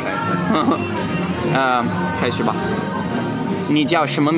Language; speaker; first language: Chinese; non-native, learner; Italian